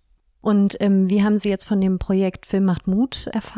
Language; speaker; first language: German; native; German